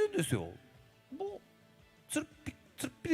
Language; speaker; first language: Japanese; native; Japanese